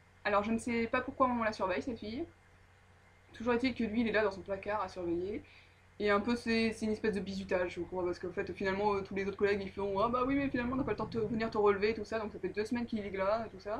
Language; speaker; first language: French; native; French